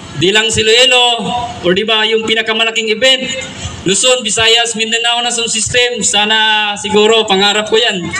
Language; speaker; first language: Filipino; non-native, local second language; Cebuano